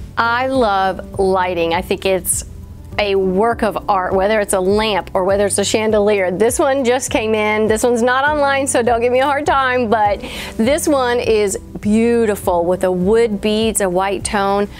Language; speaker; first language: English; native; English